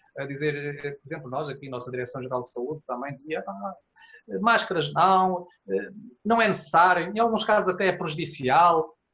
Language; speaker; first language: Portuguese; native; Portuguese